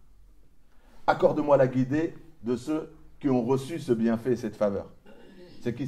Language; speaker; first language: French; native; French